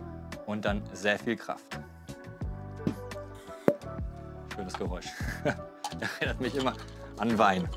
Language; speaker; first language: German; native; German